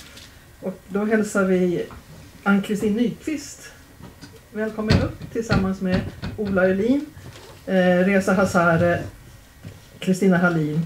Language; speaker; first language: Swedish; native; Swedish